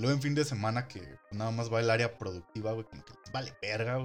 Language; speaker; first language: Spanish; native; Spanish